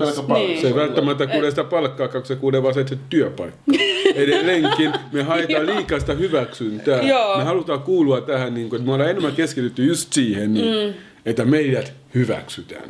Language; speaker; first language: Finnish; early bilingual, other home language; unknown